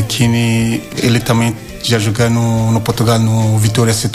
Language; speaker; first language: Portuguese; non-native, learner; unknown